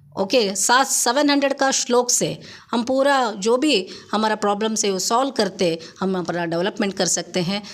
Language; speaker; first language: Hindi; non-native, local second language; Kannada